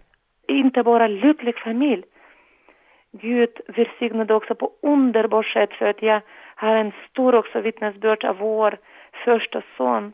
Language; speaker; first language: Swedish; non-native, fluent; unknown